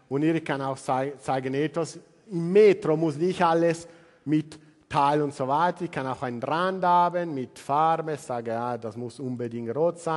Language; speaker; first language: German; non-native, learner; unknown